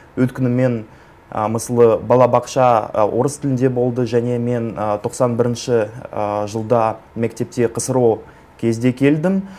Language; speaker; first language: Kazakh; non-native, local second language; Russian